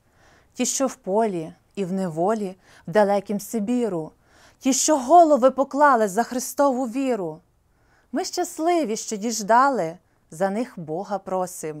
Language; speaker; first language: Ukrainian; native; Ukrainian